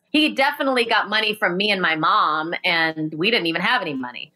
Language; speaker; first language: English; native; English